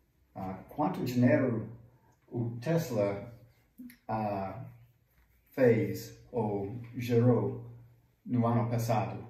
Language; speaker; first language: Portuguese; non-native, fluent; English